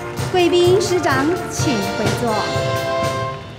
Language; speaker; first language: Chinese; native; Chinese